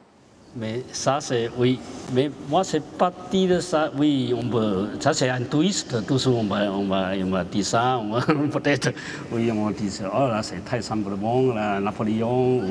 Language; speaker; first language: French; non-native, learner; Chinese